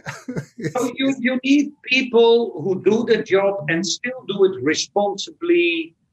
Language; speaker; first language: English; non-native, fluent; Dutch